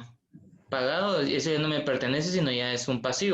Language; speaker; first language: Spanish; native; Spanish